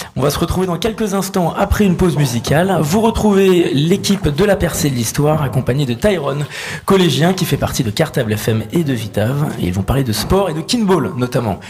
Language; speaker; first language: French; native; French